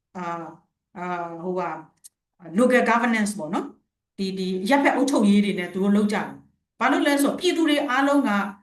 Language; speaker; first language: Burmese; non-native, local second language; Shwe Palaung